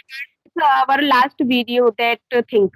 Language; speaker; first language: English; non-native, learner; Hindi